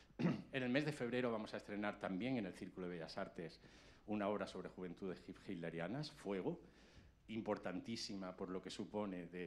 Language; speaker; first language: Spanish; native; Spanish